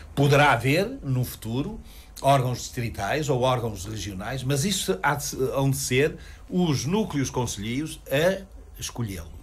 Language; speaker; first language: Portuguese; native; Portuguese